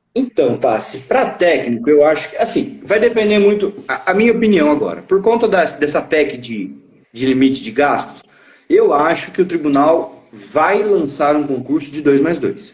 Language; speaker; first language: Portuguese; native; Portuguese